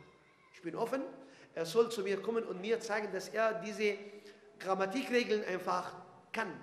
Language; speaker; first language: German; non-native, fluent; Arabic